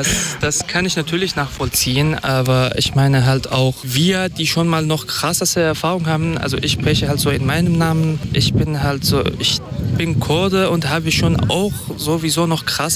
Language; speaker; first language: German; non-native, fluent; Kurdish